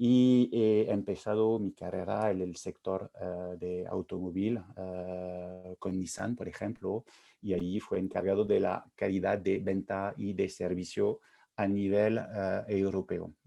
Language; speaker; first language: Spanish; non-native, fluent; French